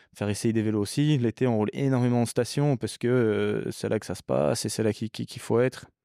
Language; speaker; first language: French; early bilingual, other home language; English